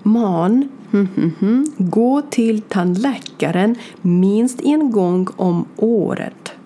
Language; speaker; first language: Swedish; non-native, learner; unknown